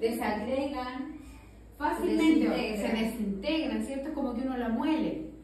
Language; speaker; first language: Spanish; native; Spanish